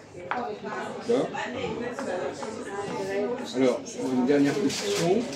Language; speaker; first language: French; native; French